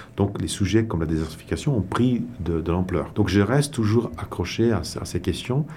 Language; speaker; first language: French; non-native, local second language; Tamil